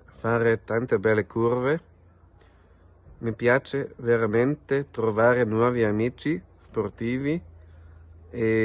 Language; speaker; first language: Italian; non-native, local second language; German